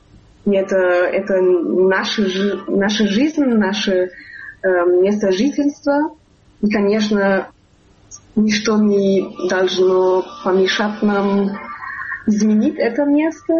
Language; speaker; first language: Russian; non-native, fluent; German